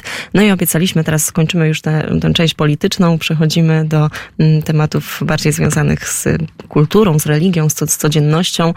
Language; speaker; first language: Polish; native; Polish